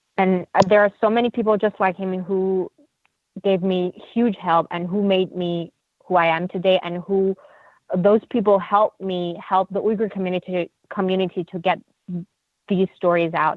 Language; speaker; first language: English; non-native, fluent; Uyghur